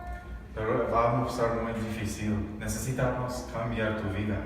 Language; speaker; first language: Spanish; non-native, learner; English